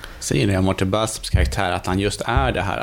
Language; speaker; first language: Swedish; native; Swedish